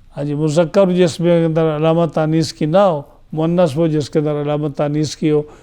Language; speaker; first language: Urdu; non-native, local second language; Punjabi